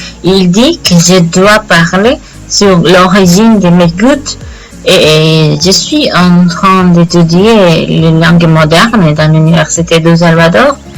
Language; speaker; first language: French; non-native, learner; Spanish